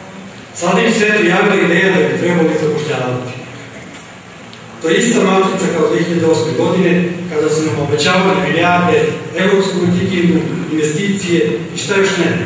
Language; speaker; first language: Serbian; native; Serbian